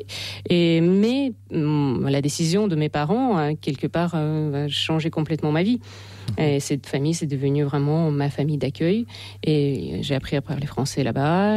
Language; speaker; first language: French; non-native, fluent; Russian